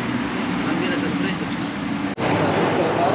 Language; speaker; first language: Spanish; native; Spanish